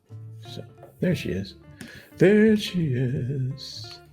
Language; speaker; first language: English; native; English